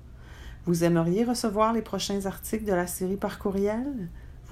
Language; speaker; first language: French; native; French